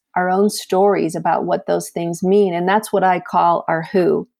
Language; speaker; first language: English; native; English